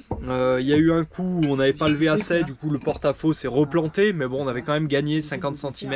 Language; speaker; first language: French; native; French